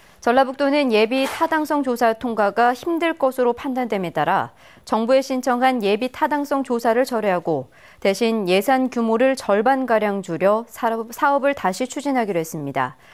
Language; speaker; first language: Korean; native; Korean